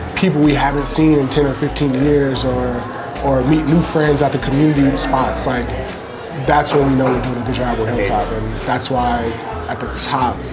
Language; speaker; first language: English; native; English